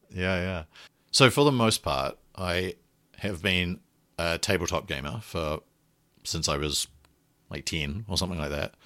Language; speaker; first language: English; native; English